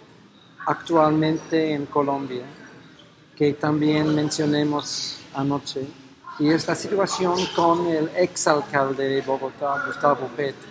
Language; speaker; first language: Spanish; non-native, fluent; English